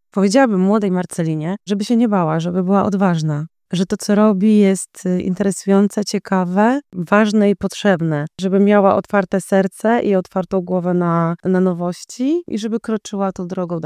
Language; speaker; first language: Polish; native; Polish